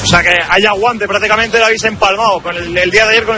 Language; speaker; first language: Spanish; native; Spanish